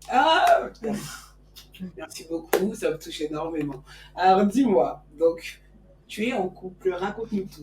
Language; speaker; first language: French; native; French